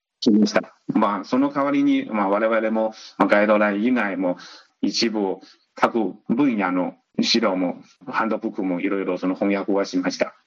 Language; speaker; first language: Japanese; non-native, fluent; Chinese